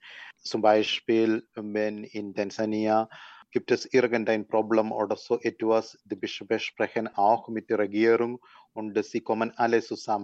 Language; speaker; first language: German; non-native, learner; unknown